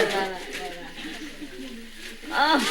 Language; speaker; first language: French; non-native, learner; Vietnamese